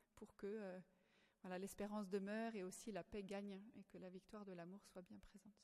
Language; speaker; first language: French; native; French